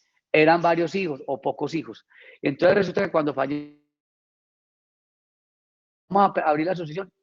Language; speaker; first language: Spanish; native; Spanish